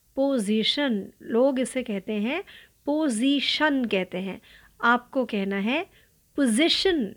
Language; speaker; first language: Hindi; non-native, local second language; Marathi